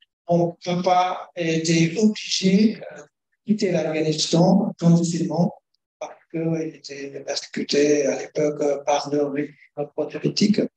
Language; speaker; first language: French; non-native, fluent; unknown